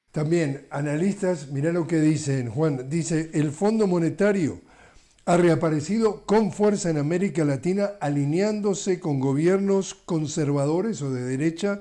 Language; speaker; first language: Spanish; native; Spanish